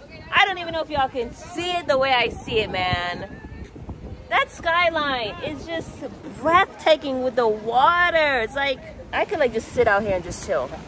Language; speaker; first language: English; early bilingual, other home language; Spanish